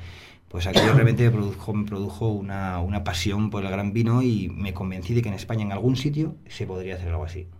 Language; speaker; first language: Spanish; native; Spanish